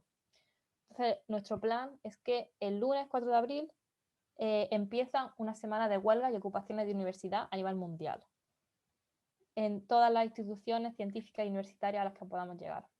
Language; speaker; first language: Spanish; native; Spanish